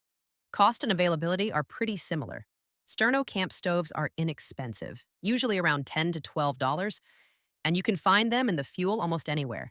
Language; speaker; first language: English; native; English